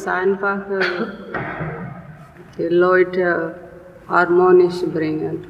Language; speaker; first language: German; non-native, learner; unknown